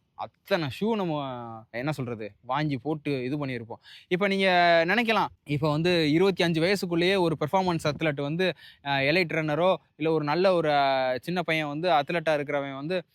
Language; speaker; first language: Tamil; native; Tamil